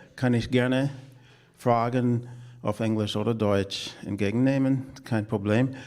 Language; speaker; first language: German; non-native, fluent; English